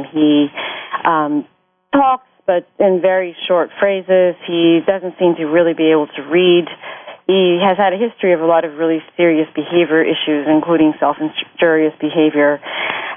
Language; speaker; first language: English; native; English